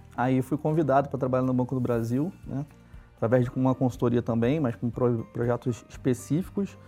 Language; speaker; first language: Portuguese; native; Portuguese